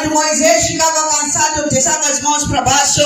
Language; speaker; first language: Portuguese; non-native, local second language; Shona